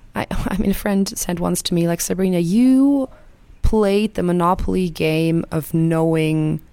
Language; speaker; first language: English; non-native, fluent; German